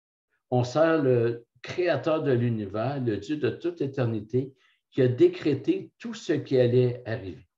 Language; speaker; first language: French; native; French